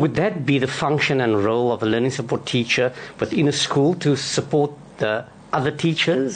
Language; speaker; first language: English; non-native, local second language; Afrikaans